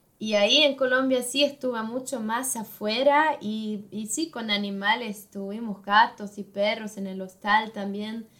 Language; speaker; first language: Spanish; non-native, fluent; German